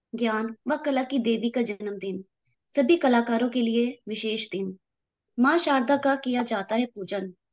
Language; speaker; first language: Hindi; native; Hindi